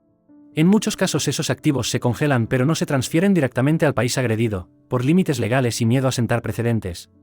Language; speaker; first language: Spanish; native; Spanish